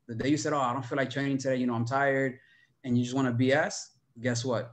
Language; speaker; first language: English; early bilingual, other home language; Spanish